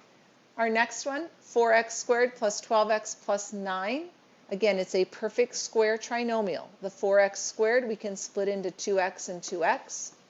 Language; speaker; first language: English; native; English